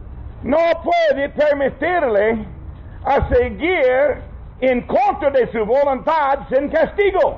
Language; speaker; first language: Spanish; non-native, learner; English